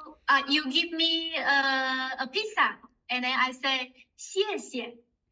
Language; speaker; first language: English; non-native, fluent; Chinese